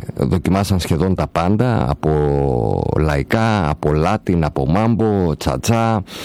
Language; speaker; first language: Greek; native; Greek